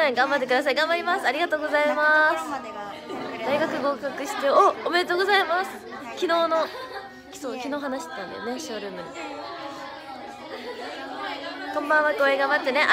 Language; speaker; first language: Japanese; native; Japanese